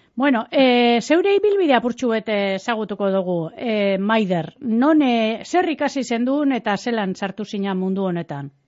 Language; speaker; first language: Basque; native; Basque